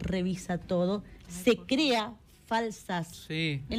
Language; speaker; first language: Spanish; native; Spanish